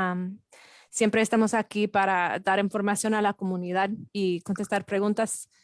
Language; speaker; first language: Spanish; non-native, fluent; English